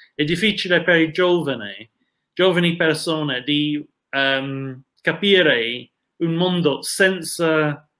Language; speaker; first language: Italian; non-native, fluent; English